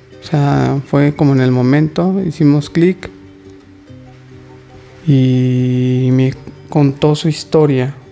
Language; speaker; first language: Spanish; native; Spanish